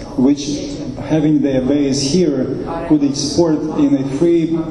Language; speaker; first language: English; non-native, fluent; Romanian